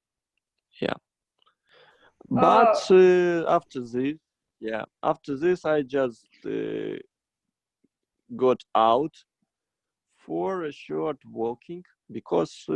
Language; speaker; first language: English; non-native, fluent; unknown